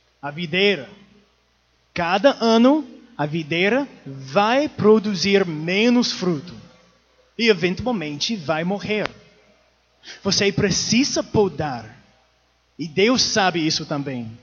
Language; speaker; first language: Portuguese; non-native, learner; English